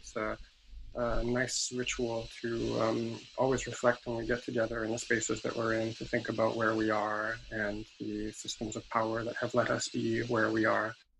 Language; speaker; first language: English; native; English